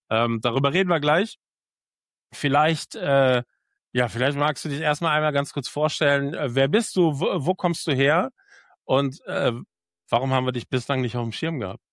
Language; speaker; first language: German; native; German